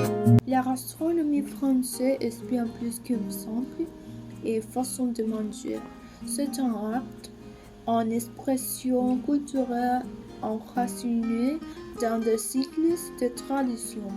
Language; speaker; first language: French; non-native, learner; Spanish